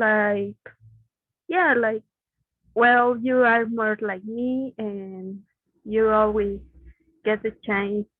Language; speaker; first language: English; non-native, learner; Spanish